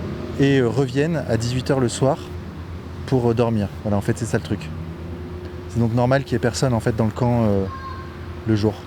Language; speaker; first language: French; native; French